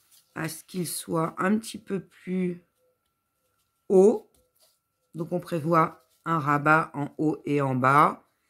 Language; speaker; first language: French; native; French